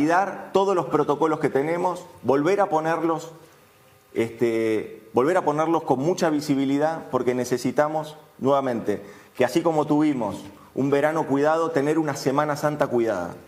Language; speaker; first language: Spanish; native; Spanish